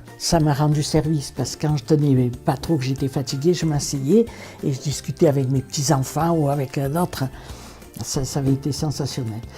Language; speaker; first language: French; native; French